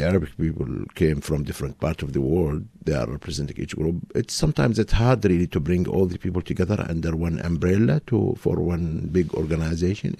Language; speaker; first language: English; non-native, fluent; Arabic